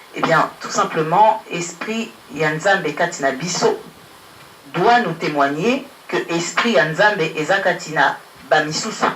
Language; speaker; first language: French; early bilingual, other home language; Lingala